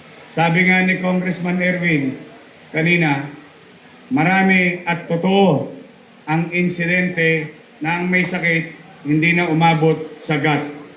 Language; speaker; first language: Filipino; native; Filipino